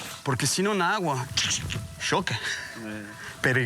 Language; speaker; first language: Portuguese; non-native, learner; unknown